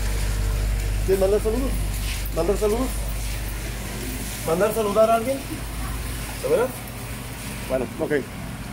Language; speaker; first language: Spanish; native; Spanish